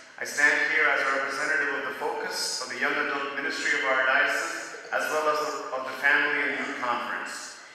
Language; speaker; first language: English; native; English